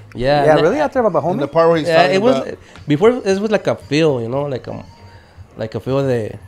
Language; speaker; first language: English; native; English